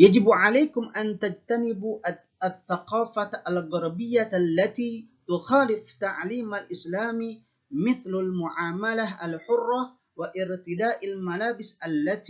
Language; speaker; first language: Arabic; non-native, fluent; Indonesian